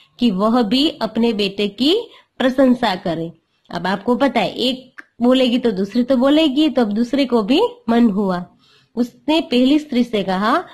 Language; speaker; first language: Hindi; non-native, local second language; Gujarati